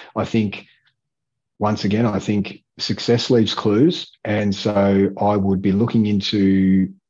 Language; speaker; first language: English; native; English